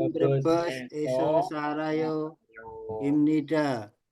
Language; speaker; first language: Korean; non-native, learner; Indonesian